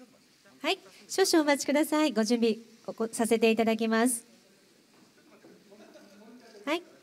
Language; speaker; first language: Japanese; native; Japanese